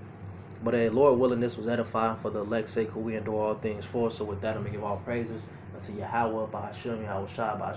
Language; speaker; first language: English; native; English